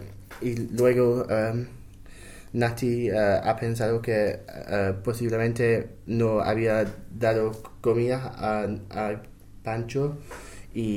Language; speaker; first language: Spanish; non-native, learner; English